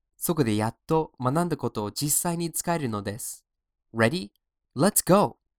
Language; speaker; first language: Japanese; non-native, fluent; English